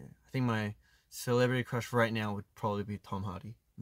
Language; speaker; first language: English; early bilingual, other home language; Korean